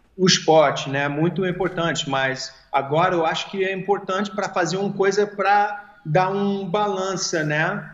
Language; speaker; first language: Portuguese; early bilingual, heritage; English